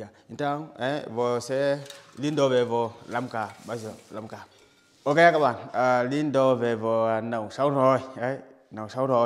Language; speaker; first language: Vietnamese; non-native, learner; Portuguese